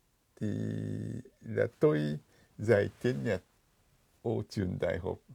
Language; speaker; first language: Vietnamese; non-native, fluent; Japanese